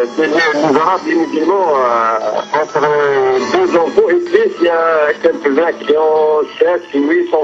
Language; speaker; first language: French; non-native, local second language; Arabic